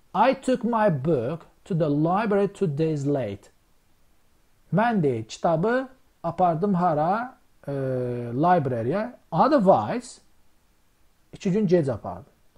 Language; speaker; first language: English; non-native, fluent; Azerbaijani